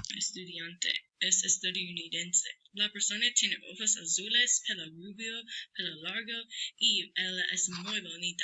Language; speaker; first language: Spanish; non-native, learner; English